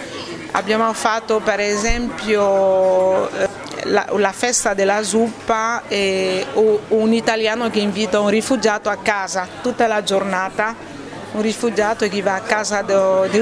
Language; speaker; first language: Italian; non-native, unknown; French